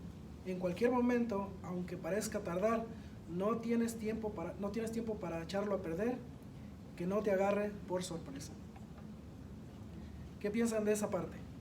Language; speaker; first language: Spanish; native; Spanish